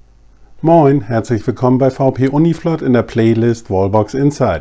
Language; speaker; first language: German; native; German